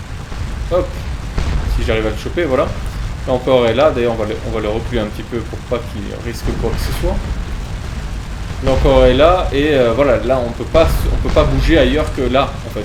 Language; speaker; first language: French; native; French